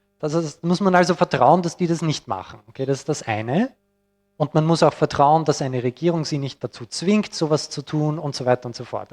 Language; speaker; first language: German; non-native, fluent; English